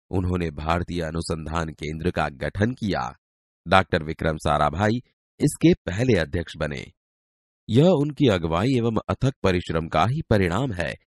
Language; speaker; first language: Hindi; non-native, local second language; Gujarati